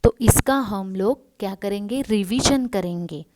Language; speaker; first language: Hindi; non-native, local second language; Marathi